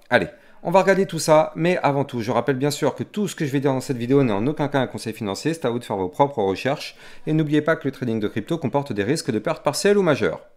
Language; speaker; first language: French; native; French